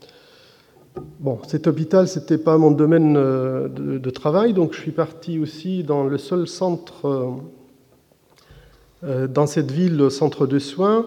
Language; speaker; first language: French; non-native, fluent; Arabic